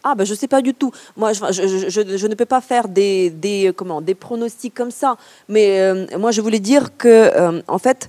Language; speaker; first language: French; non-native, fluent; Ukrainian